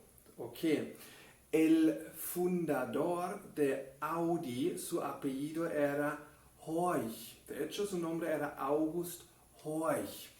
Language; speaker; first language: Spanish; non-native, fluent; German